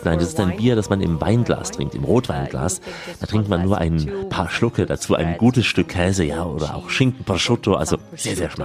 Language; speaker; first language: German; native; German